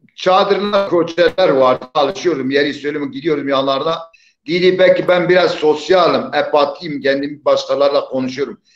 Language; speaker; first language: Turkish; non-native, local second language; Zaza